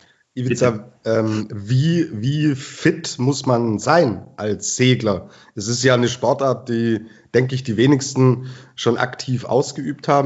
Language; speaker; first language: German; native; German